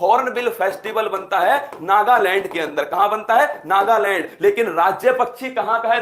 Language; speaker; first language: Hindi; native; Hindi